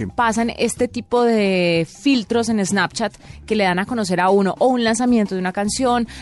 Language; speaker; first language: Spanish; native; Spanish